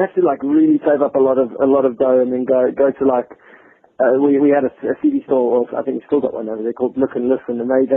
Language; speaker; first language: English; native; English